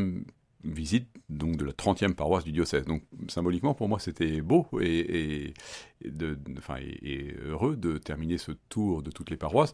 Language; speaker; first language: French; native; French